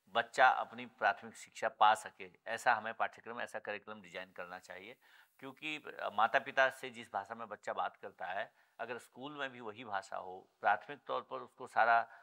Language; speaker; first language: Hindi; native; Hindi